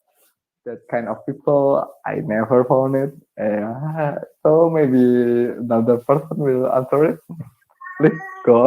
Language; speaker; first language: English; non-native, learner; Indonesian